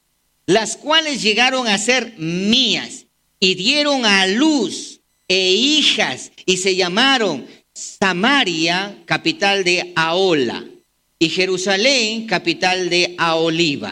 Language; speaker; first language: Spanish; native; Spanish